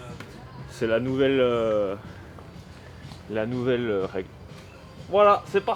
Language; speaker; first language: French; native; French